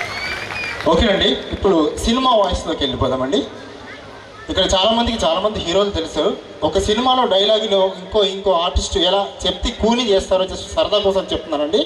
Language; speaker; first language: Telugu; native; Telugu